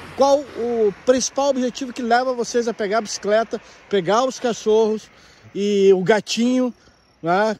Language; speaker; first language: Portuguese; native; Portuguese